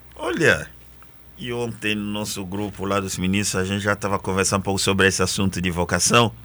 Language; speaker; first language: Portuguese; non-native, fluent; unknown